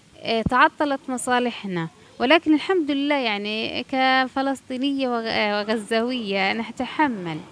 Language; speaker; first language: Arabic; native; Arabic